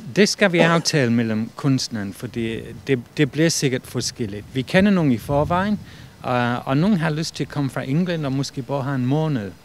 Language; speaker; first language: Danish; non-native, fluent; English